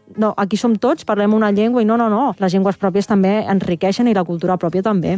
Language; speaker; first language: Catalan; native; Catalan